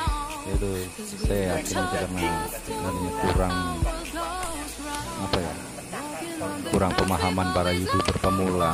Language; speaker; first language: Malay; non-native, local second language; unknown